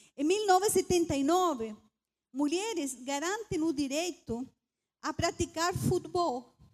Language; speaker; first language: Portuguese; non-native, fluent; Spanish